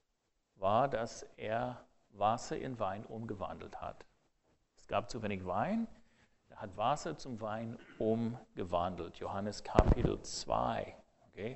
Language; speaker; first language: German; non-native, fluent; English